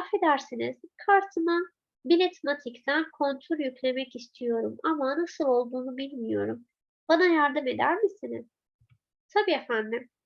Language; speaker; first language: Turkish; non-native, fluent; Arabic